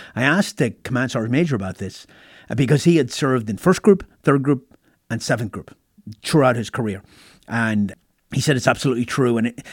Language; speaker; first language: English; native; English